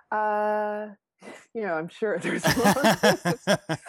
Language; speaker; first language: English; native; English